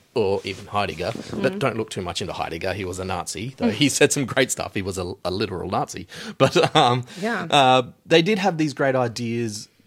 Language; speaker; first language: English; native; English